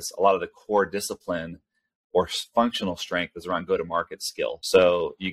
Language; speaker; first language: English; early bilingual, other home language; Spanish